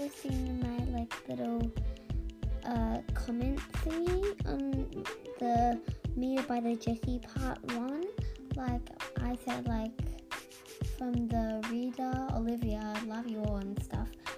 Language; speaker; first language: English; native; English